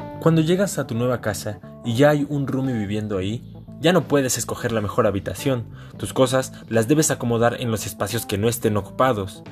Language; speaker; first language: Spanish; native; Spanish